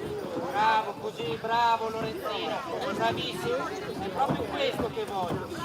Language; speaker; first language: Italian; native; Italian